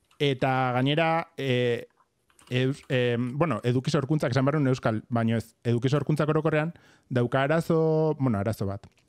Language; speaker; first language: Basque; non-native, local second language; Spanish